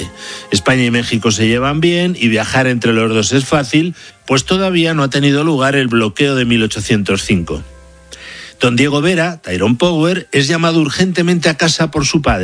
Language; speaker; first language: Spanish; native; Spanish